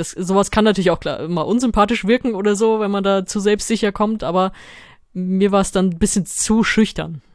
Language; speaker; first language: German; native; German